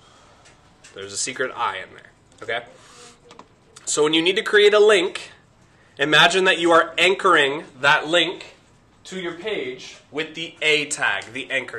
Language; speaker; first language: English; native; English